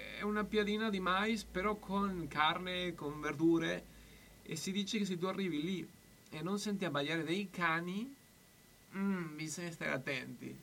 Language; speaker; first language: Italian; non-native, fluent; Spanish